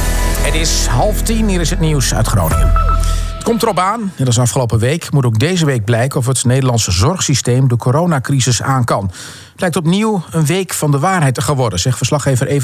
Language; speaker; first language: Dutch; native; Dutch